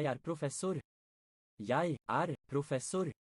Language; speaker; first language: Norwegian; non-native, learner; English